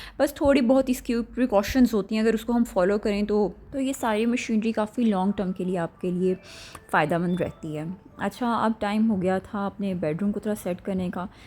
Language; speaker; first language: Urdu; native; Urdu